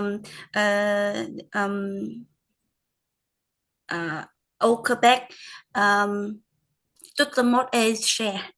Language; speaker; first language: French; non-native, learner; Vietnamese